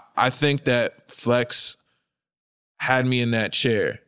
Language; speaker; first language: English; native; English